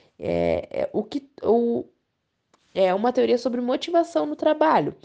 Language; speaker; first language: Portuguese; native; Portuguese